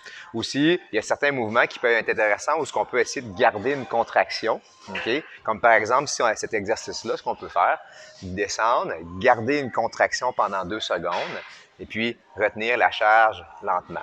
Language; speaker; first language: French; native; French